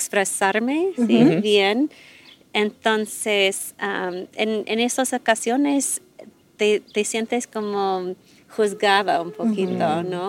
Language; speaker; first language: Spanish; non-native, fluent; English